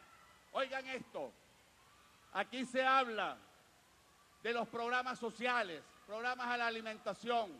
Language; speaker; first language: Spanish; native; Spanish